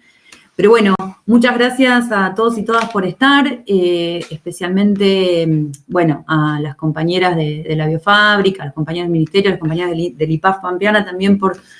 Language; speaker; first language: Spanish; native; Spanish